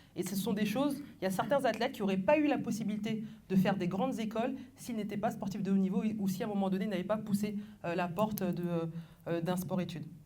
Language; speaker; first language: French; early bilingual, other home language; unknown